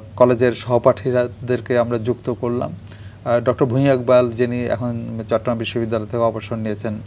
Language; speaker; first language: Bangla; native; Bangla